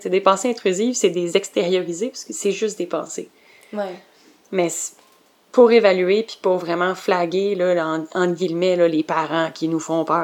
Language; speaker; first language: French; native; French